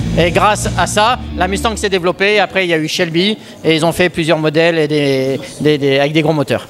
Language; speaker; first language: French; native; French